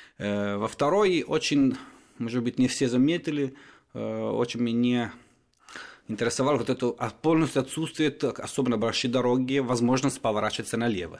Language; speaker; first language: Russian; non-native, fluent; Italian